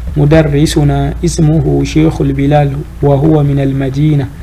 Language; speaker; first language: Arabic; non-native, learner; French